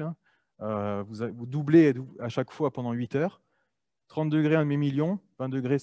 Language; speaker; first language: French; native; French